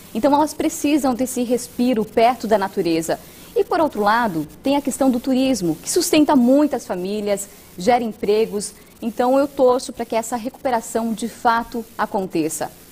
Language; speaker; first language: Portuguese; native; Portuguese